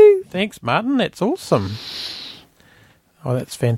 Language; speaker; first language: English; native; English